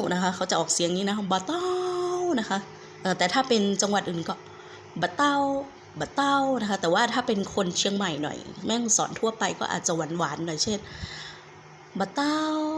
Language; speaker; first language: Thai; native; Thai